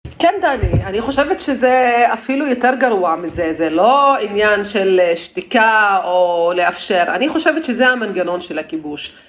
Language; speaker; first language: Hebrew; non-native, local second language; Arabic